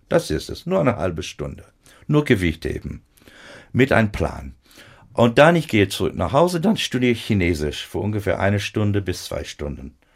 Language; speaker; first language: German; non-native, fluent; English